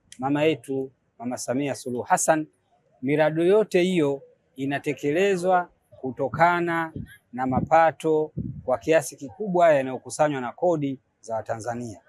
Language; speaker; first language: Swahili; native; Swahili